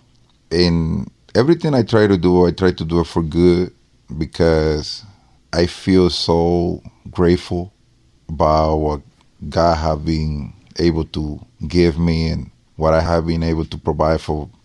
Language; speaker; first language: English; non-native, fluent; Spanish